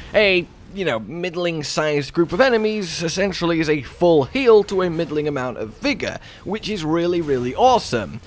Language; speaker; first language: English; native; English